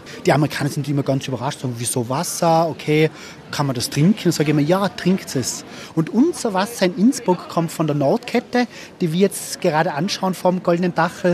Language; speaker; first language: German; native; German